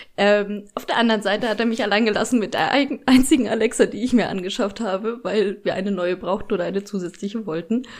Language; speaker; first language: German; early bilingual, other home language; Polish